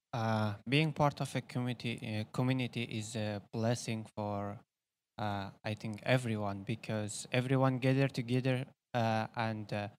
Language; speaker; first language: English; non-native, learner; Persian